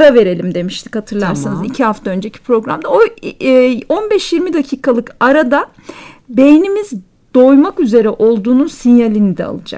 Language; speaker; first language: Turkish; native; Turkish